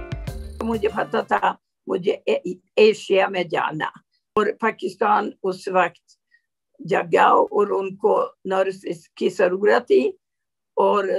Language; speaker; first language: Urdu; non-native, learner; Swedish